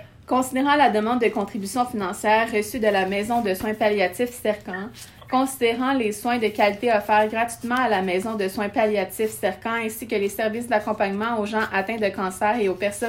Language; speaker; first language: French; native; French